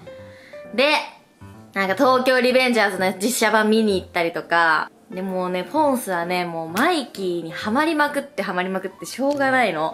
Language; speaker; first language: Japanese; native; Japanese